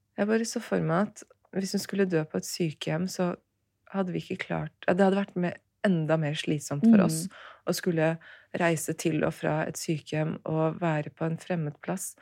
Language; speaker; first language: Norwegian; early bilingual, other home language; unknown